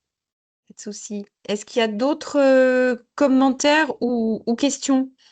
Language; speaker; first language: French; native; French